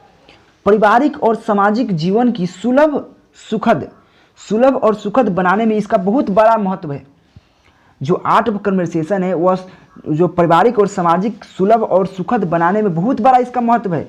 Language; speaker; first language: Hindi; native; Hindi